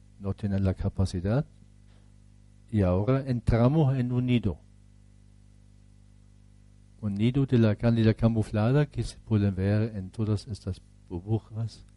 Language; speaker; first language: Spanish; non-native, fluent; German